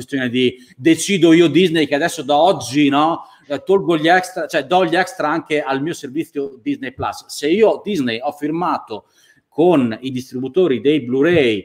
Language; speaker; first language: Italian; native; Italian